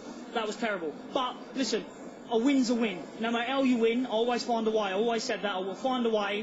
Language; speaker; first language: English; native; English